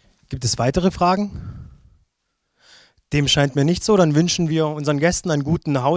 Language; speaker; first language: German; native; German